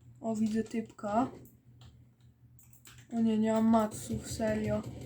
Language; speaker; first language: Polish; native; Polish